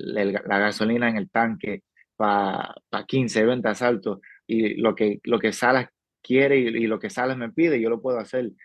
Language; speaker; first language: Spanish; early bilingual, heritage; Spanish